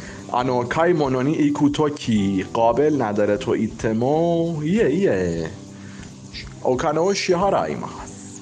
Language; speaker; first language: Japanese; non-native, learner; Persian